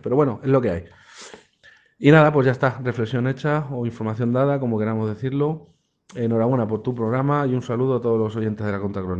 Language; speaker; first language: Spanish; native; Spanish